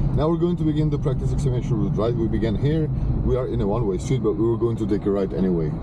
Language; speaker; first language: English; non-native, fluent; Czech